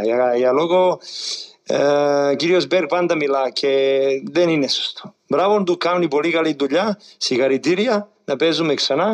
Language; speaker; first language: Greek; non-native, fluent; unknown